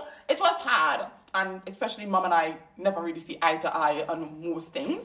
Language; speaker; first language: English; native; English